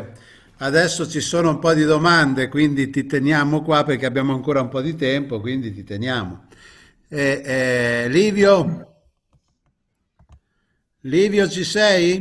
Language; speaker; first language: Italian; native; Italian